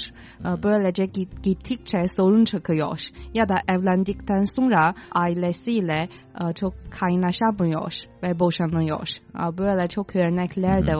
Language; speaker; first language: Turkish; non-native, fluent; Chinese